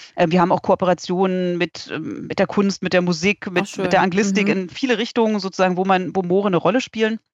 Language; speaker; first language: German; native; German